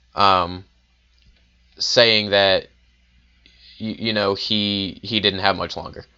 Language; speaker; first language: English; native; English